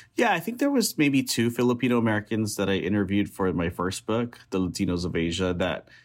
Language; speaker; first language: English; early bilingual, other home language; Filipino